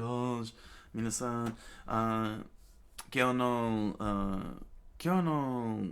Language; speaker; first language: Japanese; non-native, learner; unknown